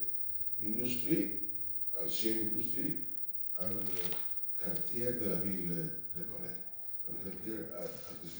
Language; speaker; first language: French; non-native, learner; Italian